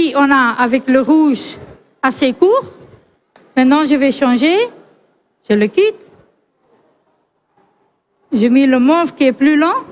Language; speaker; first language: French; non-native, fluent; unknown